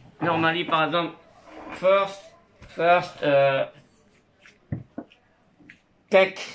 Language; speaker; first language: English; non-native, learner; French